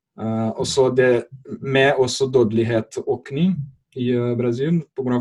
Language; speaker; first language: Norwegian; non-native, fluent; Portuguese